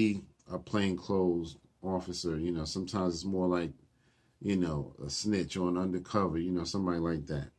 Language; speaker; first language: English; native; English